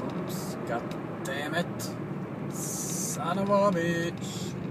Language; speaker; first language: English; non-native, fluent; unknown